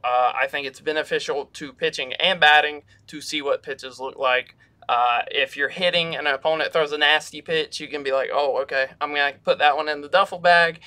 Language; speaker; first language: English; native; English